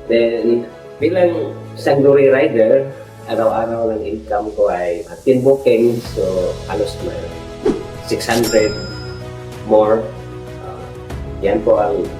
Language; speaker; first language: Filipino; non-native, local second language; Cebuano